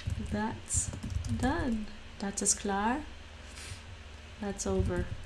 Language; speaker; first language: English; native; English